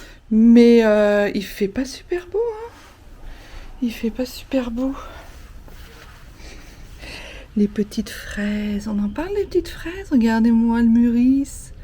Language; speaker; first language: French; native; French